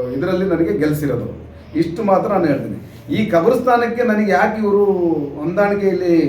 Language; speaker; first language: Kannada; non-native, local second language; Urdu